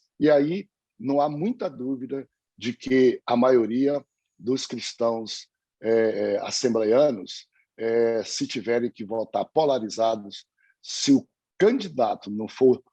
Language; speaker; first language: Portuguese; native; Portuguese